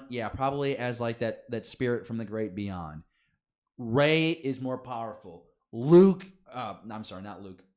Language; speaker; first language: English; native; English